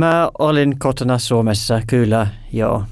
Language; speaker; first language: Finnish; non-native, fluent; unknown